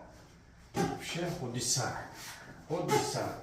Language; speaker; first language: Russian; non-native, local second language; Tajik